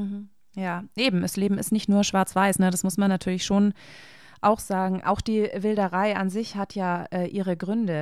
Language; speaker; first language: German; native; German